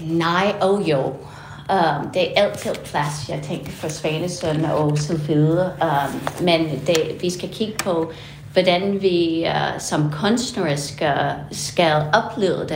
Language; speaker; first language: Danish; non-native, fluent; English